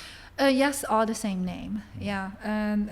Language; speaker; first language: English; non-native, learner; Chinese